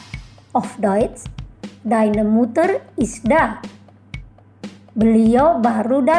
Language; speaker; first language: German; non-native, fluent; Indonesian